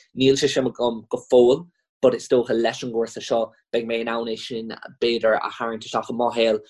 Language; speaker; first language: Irish; non-native, local second language; English